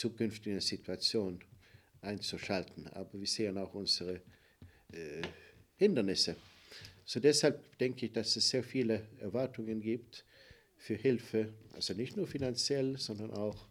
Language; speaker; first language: German; non-native, fluent; Swedish